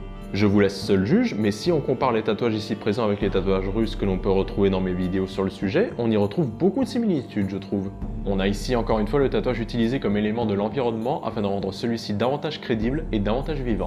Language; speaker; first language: French; native; French